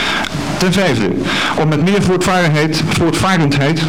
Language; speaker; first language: Dutch; native; Dutch